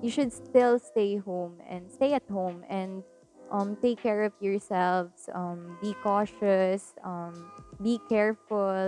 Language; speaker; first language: English; non-native, local second language; Filipino